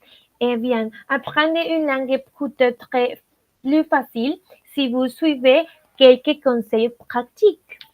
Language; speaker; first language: French; non-native, learner; Spanish